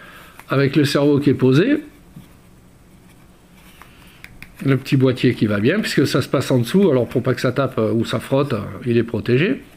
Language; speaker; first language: French; native; French